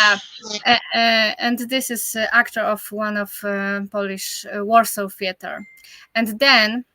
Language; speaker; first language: English; non-native, learner; Polish